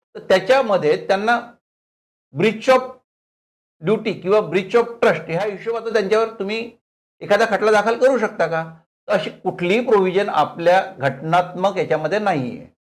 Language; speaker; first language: Marathi; native; Marathi